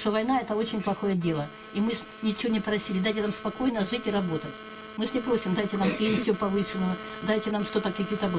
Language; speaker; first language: Russian; native; Russian